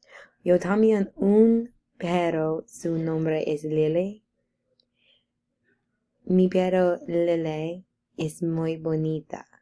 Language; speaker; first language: Spanish; non-native, learner; English